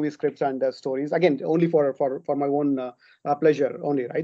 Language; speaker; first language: English; non-native, local second language; Kannada